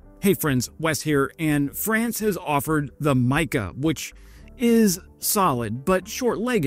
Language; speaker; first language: English; native; English